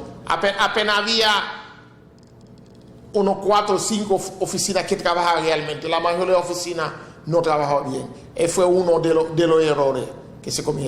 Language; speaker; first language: Spanish; non-native, fluent; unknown